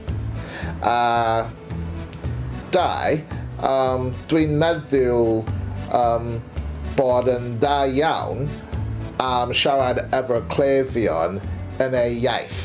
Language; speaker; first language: Welsh; non-native, learner; English